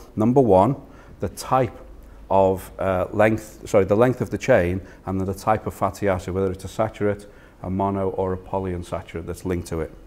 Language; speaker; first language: English; native; English